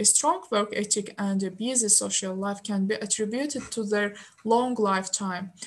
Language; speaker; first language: English; non-native, fluent; Azerbaijani